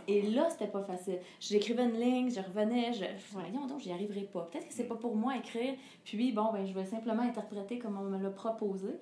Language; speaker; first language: French; native; French